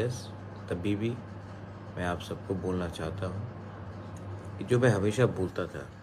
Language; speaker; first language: Hindi; non-native, local second language; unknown